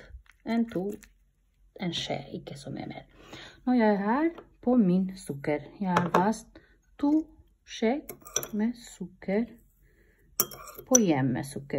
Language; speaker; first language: Norwegian; non-native, learner; Albanian